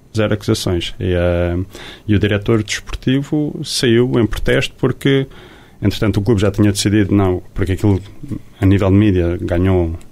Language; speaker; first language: Portuguese; early bilingual, heritage; Portuguese